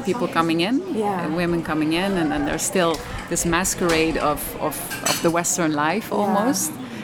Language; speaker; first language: English; non-native, fluent; Dutch